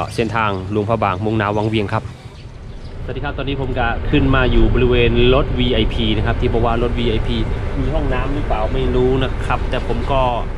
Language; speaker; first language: Thai; native; Thai